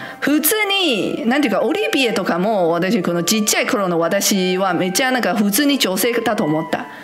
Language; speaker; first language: Japanese; non-native, fluent; Chinese